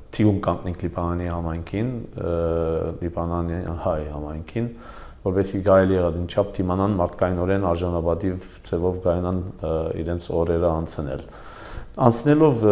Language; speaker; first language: Armenian; early bilingual, heritage; Armenian